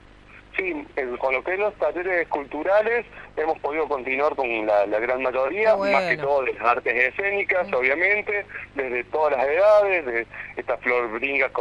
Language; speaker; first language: Spanish; native; Spanish